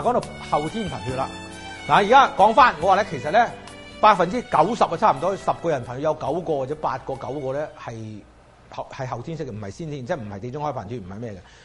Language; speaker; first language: Chinese; native; Chinese